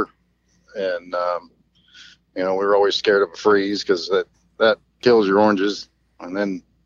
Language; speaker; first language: English; native; English